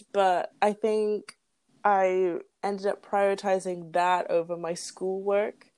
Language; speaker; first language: English; native; English